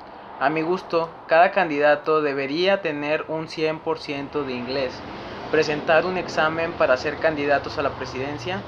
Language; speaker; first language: Spanish; native; Spanish